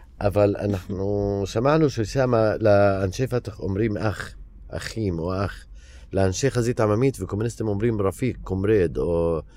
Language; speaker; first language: Hebrew; non-native, local second language; Arabic